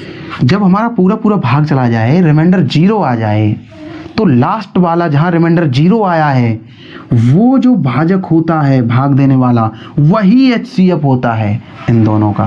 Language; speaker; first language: Hindi; native; Hindi